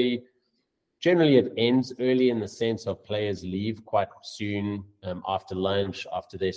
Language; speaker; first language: English; native; English